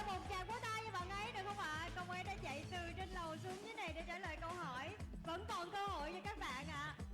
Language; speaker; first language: Vietnamese; native; Vietnamese